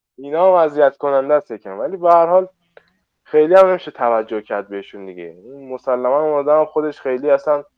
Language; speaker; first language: Persian; native; Persian